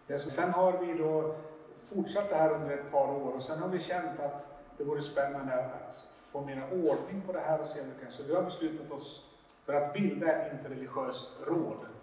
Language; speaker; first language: Swedish; native; Swedish